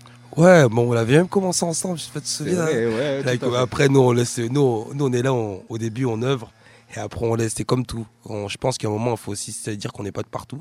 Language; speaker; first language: French; native; French